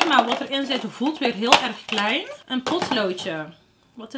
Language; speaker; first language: Dutch; native; Dutch